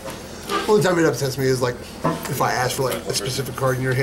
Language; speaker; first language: English; native; English